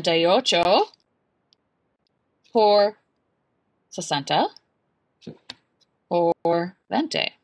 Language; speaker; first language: Spanish; non-native, learner; English